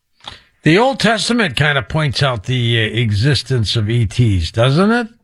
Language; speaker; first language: English; native; English